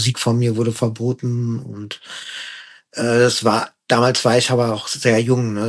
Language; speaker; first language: German; early bilingual, other home language; Persian